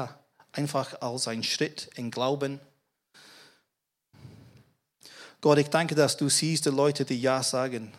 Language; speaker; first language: German; non-native, fluent; English